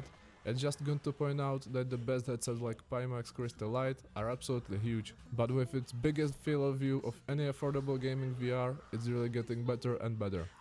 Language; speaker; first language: English; non-native, fluent; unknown